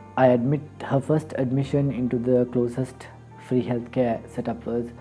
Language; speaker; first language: English; non-native, local second language; Sinhala